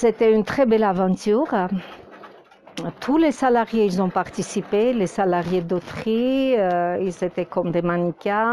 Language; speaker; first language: French; non-native, fluent; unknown